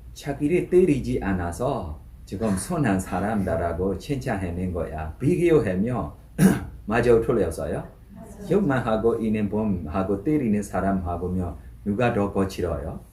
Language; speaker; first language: Korean; non-native, learner; Burmese